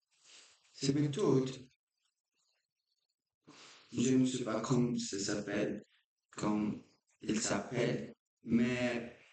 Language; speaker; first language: French; non-native, learner; Portuguese